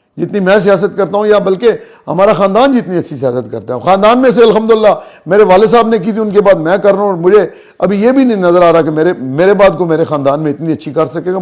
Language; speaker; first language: Urdu; non-native, local second language; Punjabi